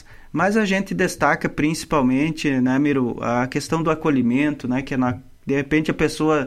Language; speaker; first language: Portuguese; native; Portuguese